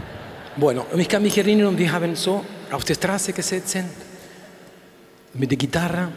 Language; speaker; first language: German; non-native, learner; Spanish